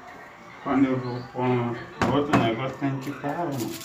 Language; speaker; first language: Portuguese; non-native, learner; Haitian Creole